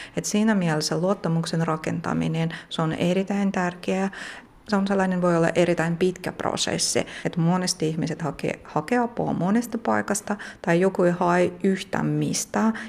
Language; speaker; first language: Finnish; non-native, fluent; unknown